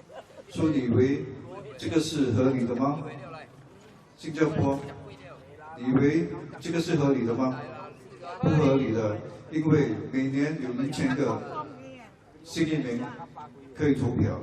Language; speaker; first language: Chinese; non-native, local second language; English